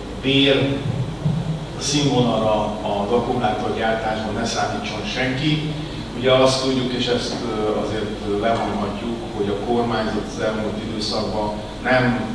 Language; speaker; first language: Hungarian; native; Hungarian